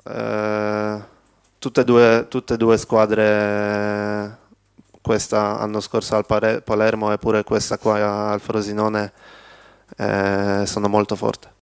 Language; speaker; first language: Italian; non-native, learner; Polish